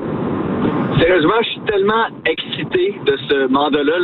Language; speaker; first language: French; native; French